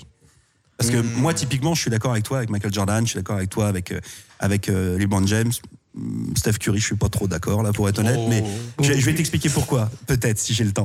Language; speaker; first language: French; native; French